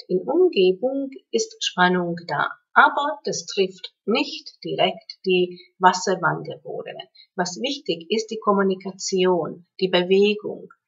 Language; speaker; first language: German; non-native, fluent; Hungarian